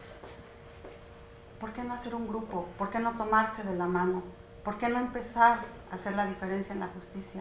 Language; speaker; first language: Spanish; native; Spanish